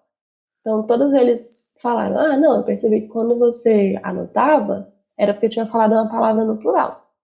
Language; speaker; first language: Portuguese; native; Portuguese